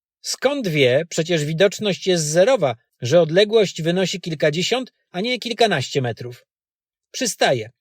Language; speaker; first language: Polish; native; Polish